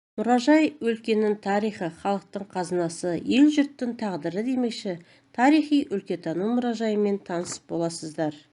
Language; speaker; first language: Kazakh; native; Kazakh